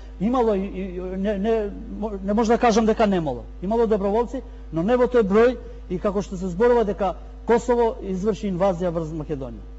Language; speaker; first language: Macedonian; non-native, local second language; Albanian